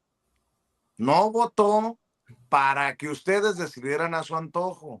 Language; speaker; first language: Spanish; native; Spanish